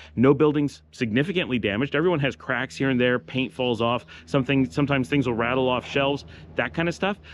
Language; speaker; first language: English; native; English